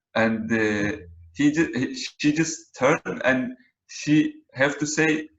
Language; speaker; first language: English; non-native, learner; Turkish